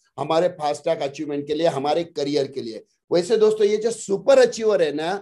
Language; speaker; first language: Hindi; non-native, local second language; Marathi